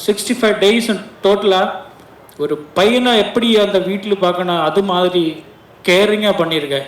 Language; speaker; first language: Tamil; non-native, learner; Malayalam